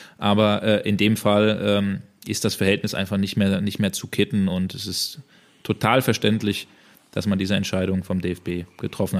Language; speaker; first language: German; native; German